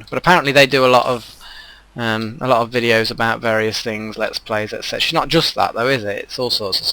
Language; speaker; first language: English; native; English